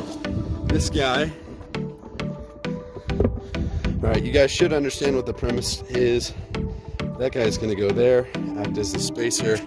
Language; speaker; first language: English; native; English